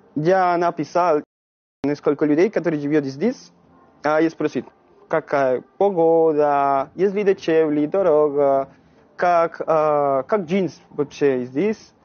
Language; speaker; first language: Russian; non-native, learner; Spanish